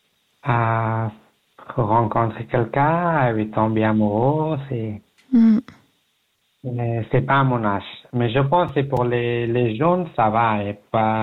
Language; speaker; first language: French; non-native, learner; Pashto